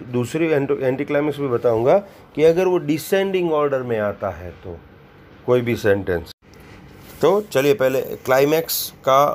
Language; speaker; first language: Hindi; non-native, local second language; Gujarati